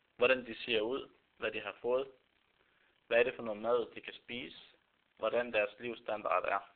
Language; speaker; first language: Danish; non-native, fluent; Arabic